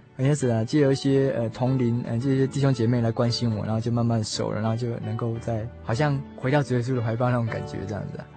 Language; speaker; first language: Chinese; native; Chinese